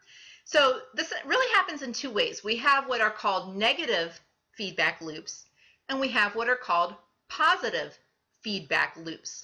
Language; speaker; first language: English; native; English